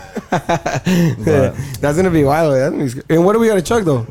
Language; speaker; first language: English; early bilingual, other home language; Spanish